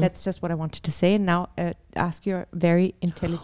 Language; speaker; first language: English; non-native, fluent; German